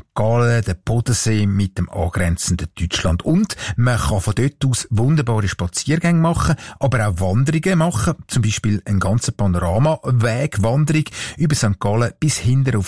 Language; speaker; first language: German; native; German